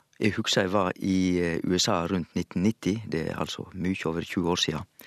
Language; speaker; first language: Norwegian; native; Norwegian